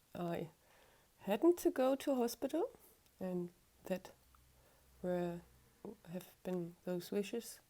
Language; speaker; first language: English; non-native, fluent; German